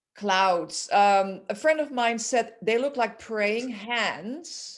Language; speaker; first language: English; non-native, fluent; Dutch